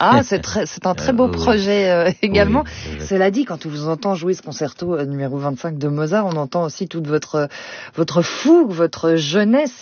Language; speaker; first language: French; native; French